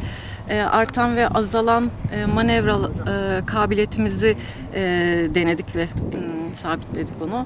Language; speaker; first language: Turkish; native; Turkish